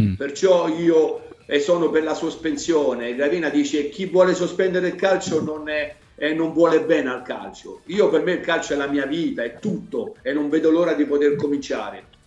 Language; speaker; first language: Italian; native; Italian